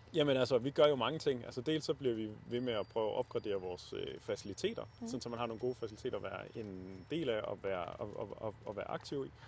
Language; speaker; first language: Danish; native; Danish